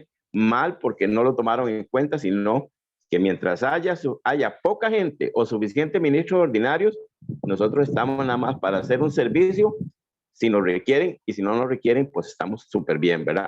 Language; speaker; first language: Spanish; native; Spanish